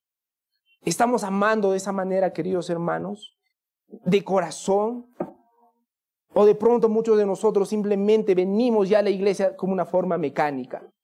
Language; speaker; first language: Spanish; native; Spanish